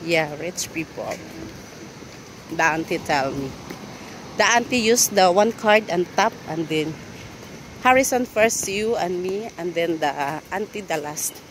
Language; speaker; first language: English; non-native, local second language; Cebuano